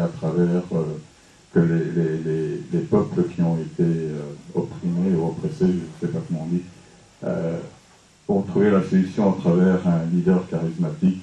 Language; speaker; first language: French; non-native, fluent; English